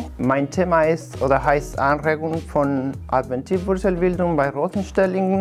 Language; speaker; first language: German; non-native, fluent; Spanish